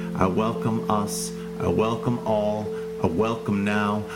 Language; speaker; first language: English; native; English